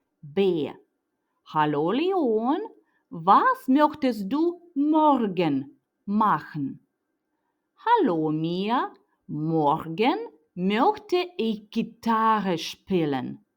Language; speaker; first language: German; non-native, fluent; Ukrainian